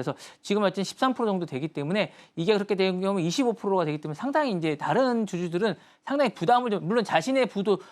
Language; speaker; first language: Korean; native; Korean